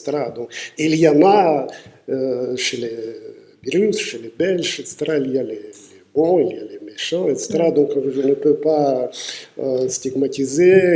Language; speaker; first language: French; non-native, fluent; Russian